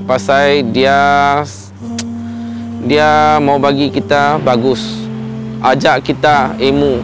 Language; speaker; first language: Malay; non-native, local second language; Min Nan Chinese